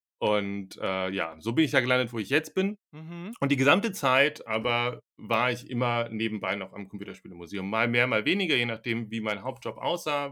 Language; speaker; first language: German; non-native, fluent; Slovenian